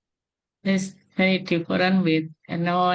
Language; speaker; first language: English; non-native, learner; Indonesian